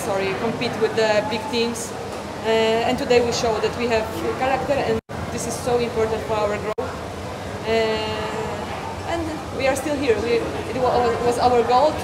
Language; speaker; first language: English; non-native, fluent; Polish